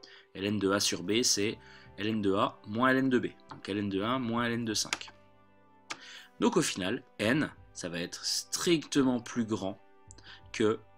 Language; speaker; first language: French; native; French